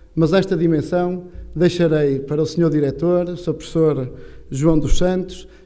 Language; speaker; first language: Portuguese; native; Portuguese